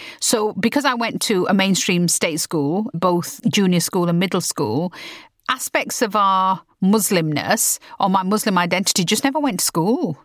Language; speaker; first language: English; early bilingual, other home language; Punjabi